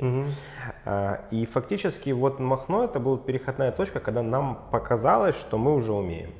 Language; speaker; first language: Russian; native; Russian